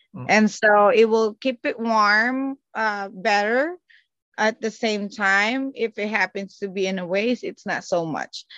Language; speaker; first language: English; non-native, local second language; Filipino